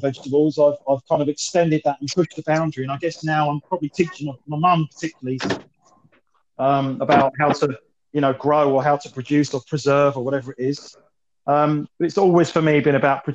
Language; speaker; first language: English; native; English